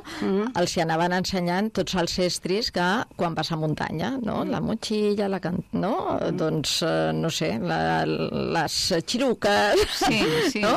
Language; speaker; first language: Catalan; native; Catalan